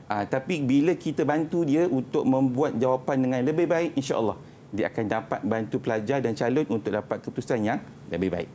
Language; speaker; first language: Malay; native; Malay